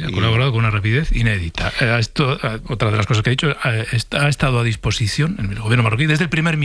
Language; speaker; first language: Spanish; native; Spanish